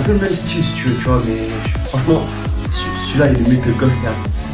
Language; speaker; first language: French; native; French